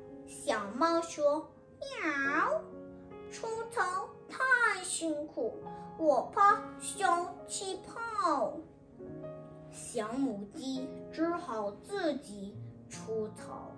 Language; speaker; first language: Chinese; non-native, learner; English